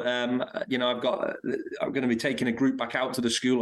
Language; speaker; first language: English; native; English